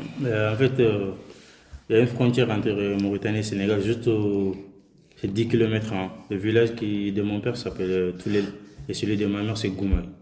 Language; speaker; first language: French; non-native, local second language; Soninke